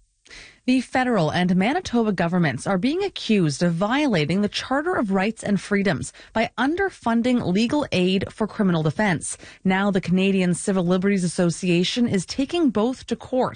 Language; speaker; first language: English; native; English